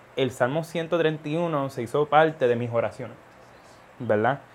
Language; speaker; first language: Spanish; early bilingual, heritage; Spanish